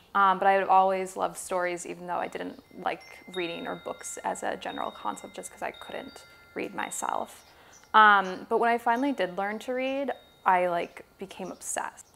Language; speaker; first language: English; native; English